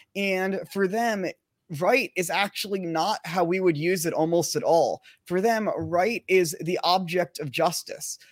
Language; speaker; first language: English; native; English